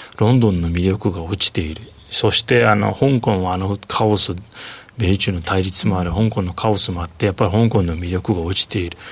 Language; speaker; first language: Japanese; non-native, fluent; Turkish